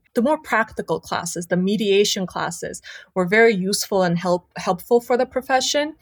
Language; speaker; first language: English; early bilingual, other home language; Armenian